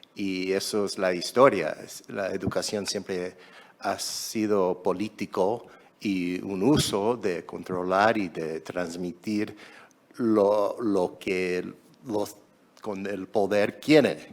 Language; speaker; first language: Spanish; non-native, fluent; English